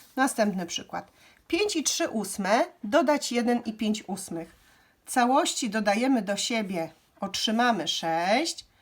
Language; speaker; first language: Polish; native; Polish